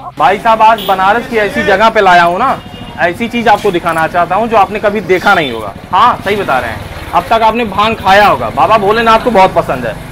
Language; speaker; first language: Hindi; native; Hindi